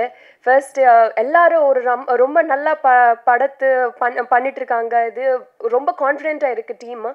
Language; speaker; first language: Tamil; non-native, learner; Telugu